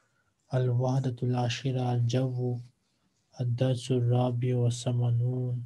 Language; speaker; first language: Arabic; non-native, fluent; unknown